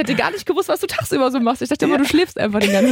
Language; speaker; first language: German; native; German